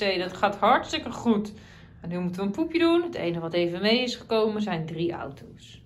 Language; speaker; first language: Dutch; native; Dutch